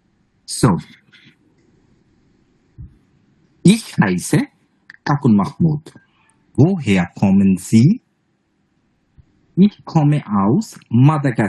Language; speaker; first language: German; non-native, fluent; Bangla